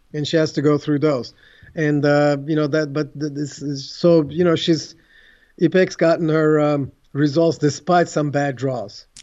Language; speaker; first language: English; non-native, fluent; Turkish